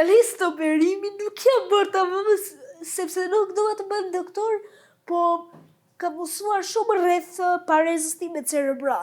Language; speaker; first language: Albanian; early bilingual, heritage; Albanian